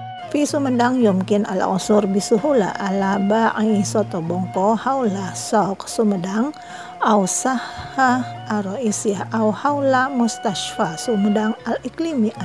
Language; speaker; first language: Arabic; non-native, fluent; Indonesian